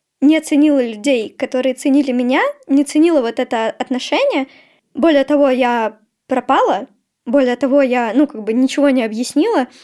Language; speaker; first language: Russian; native; Russian